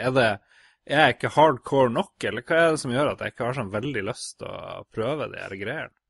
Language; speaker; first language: Norwegian; native; Norwegian